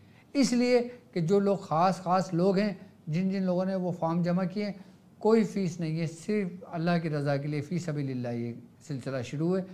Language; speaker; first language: Urdu; native; Urdu